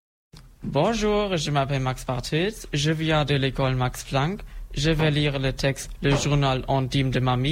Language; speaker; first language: French; non-native, learner; German